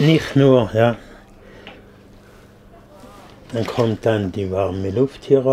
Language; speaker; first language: German; non-native, fluent; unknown